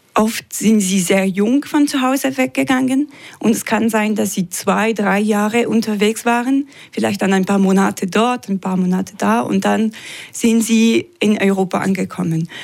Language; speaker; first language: German; non-native, local second language; French